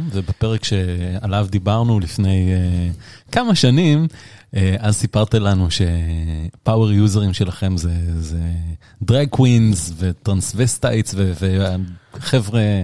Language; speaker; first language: Hebrew; native; Hebrew